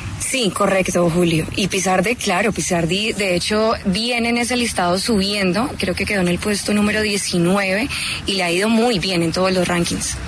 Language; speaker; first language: Spanish; native; Spanish